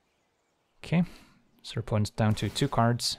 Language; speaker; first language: English; native; English